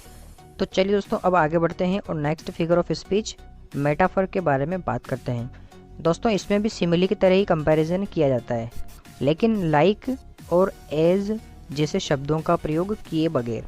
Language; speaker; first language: Hindi; native; Hindi